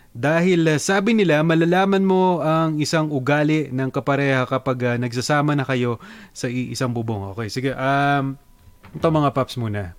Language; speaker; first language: Filipino; native; Filipino